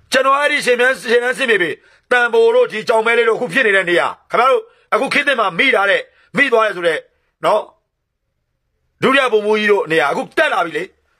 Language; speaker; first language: Burmese; non-native, local second language; Shan